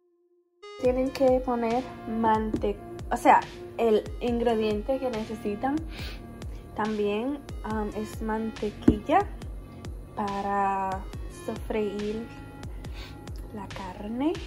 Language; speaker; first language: Spanish; early bilingual, heritage; Spanish